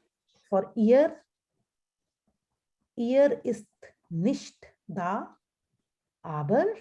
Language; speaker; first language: German; non-native, fluent; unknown